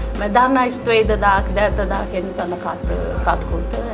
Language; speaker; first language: Dutch; non-native, learner; Punjabi